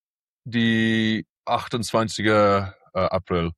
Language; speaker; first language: German; early bilingual, heritage; English